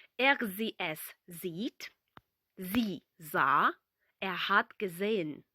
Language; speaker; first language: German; non-native, fluent; Ukrainian